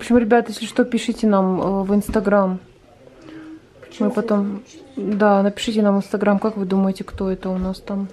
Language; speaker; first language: Russian; native; Russian